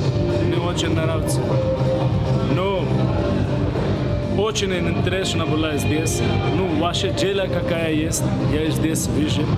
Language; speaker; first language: Russian; non-native, learner; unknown